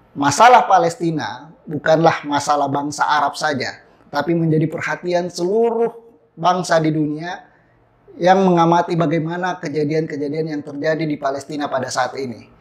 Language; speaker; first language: Indonesian; native; Indonesian